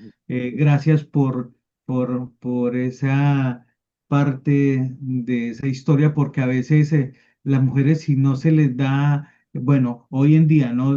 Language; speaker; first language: Spanish; native; Spanish